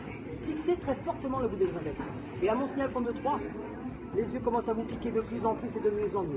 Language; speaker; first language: French; native; French